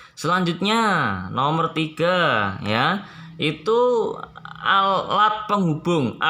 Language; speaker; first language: Indonesian; non-native, local second language; Javanese